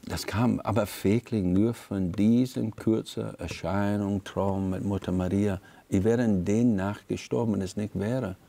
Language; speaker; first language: German; non-native, fluent; English